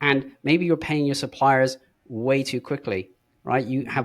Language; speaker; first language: English; native; English